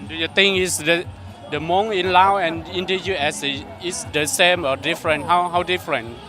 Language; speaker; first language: English; non-native, learner; Hmong